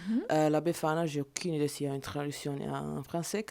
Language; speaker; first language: French; non-native, fluent; Italian